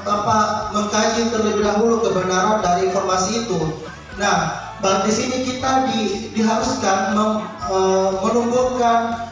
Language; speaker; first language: Indonesian; native; Indonesian